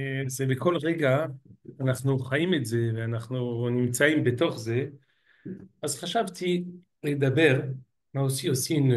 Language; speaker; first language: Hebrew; non-native, fluent; French